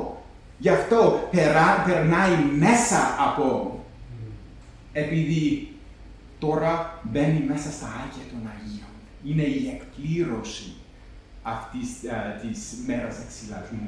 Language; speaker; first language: Greek; non-native, fluent; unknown